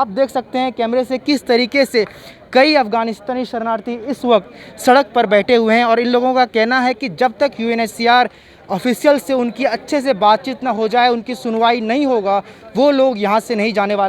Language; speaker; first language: Hindi; native; Hindi